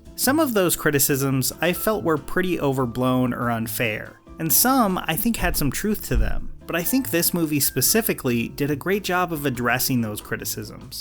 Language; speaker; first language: English; native; English